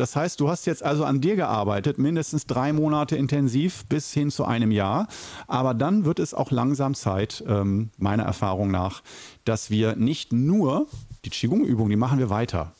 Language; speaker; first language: German; native; German